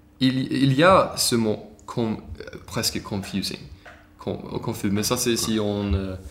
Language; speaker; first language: French; non-native, learner; Swedish